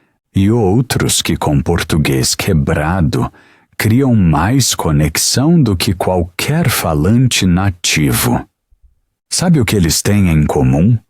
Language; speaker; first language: Portuguese; non-native, fluent; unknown